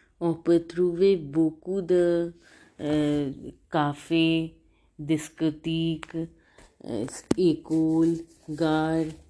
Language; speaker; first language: French; non-native, learner; Hindi